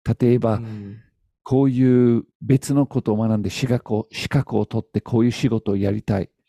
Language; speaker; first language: Japanese; non-native, fluent; English